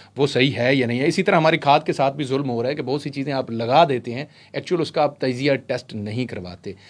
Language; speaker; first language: Urdu; non-native, local second language; Punjabi